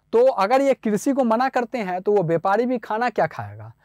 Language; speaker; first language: Hindi; native; Hindi